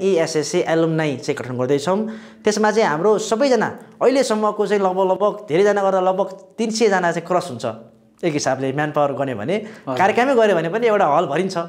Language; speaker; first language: Nepali; non-native, local second language; Sherpa